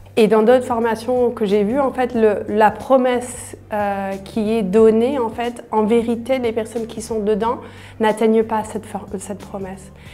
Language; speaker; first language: French; non-native, fluent; English